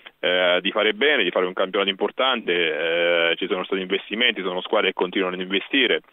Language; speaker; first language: Italian; native; Italian